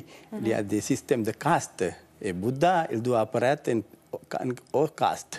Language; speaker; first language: French; non-native, learner; Sinhala